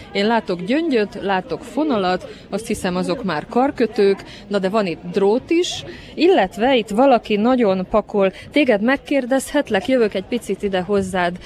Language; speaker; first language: Hungarian; native; Hungarian